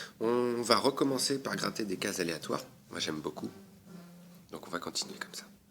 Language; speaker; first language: French; native; French